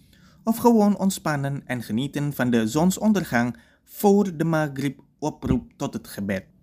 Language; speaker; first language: Dutch; non-native, fluent; Indonesian